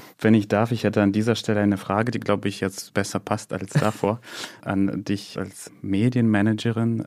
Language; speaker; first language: German; non-native, fluent; Russian